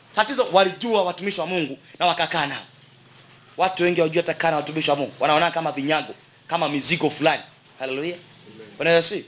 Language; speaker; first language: Swahili; native; Swahili